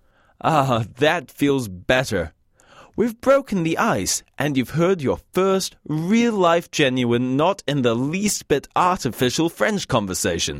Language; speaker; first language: English; native; English